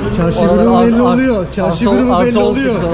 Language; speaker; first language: Turkish; native; Turkish